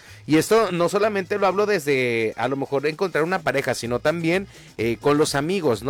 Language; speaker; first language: Spanish; native; Spanish